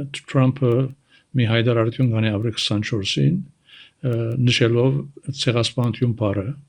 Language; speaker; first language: Armenian; early bilingual, heritage; Armenian